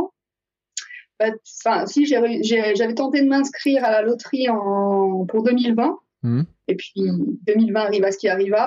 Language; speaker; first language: French; native; French